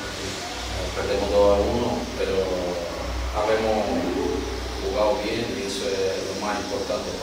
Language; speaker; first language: Italian; non-native, learner; Portuguese